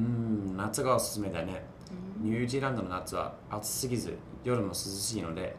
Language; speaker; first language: Japanese; non-native, fluent; English